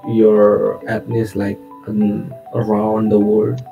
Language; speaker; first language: English; non-native, learner; Indonesian